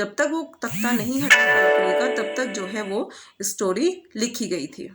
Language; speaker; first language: Hindi; native; Hindi